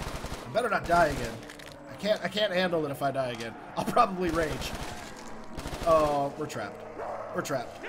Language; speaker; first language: English; native; English